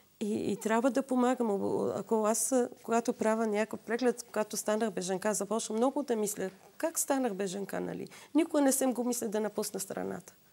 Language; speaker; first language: Bulgarian; non-native, fluent; Assyrian Neo-Aramaic